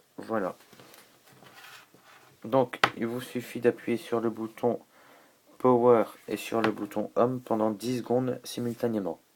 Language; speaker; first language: French; native; French